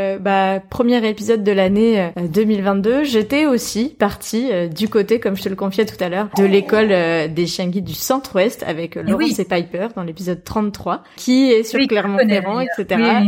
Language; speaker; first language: French; native; French